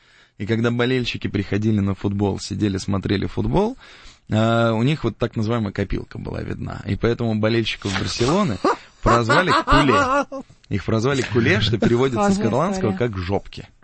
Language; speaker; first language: Russian; native; Russian